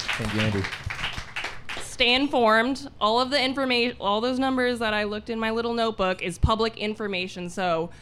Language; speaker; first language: English; early bilingual, other home language; Filipino